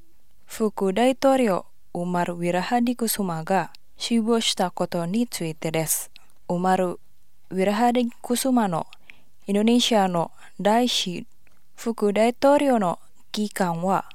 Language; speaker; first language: Japanese; non-native, fluent; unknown